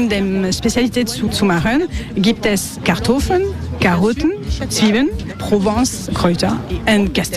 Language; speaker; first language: German; non-native, learner; French